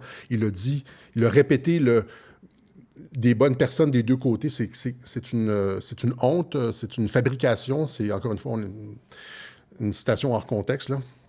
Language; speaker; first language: French; native; French